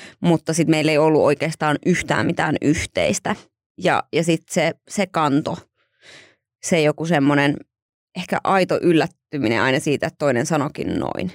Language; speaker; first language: Finnish; native; Finnish